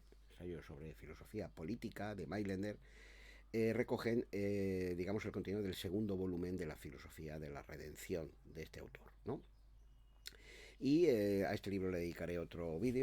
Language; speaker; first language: Spanish; native; Spanish